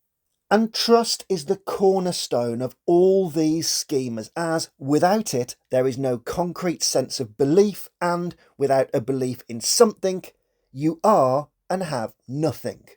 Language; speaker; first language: English; native; English